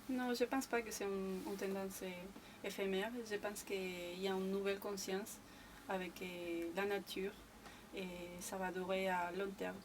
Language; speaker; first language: French; non-native, fluent; Spanish